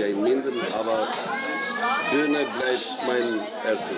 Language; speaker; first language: German; non-native, learner; Albanian